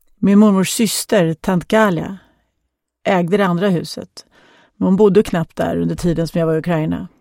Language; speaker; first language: Swedish; non-native, fluent; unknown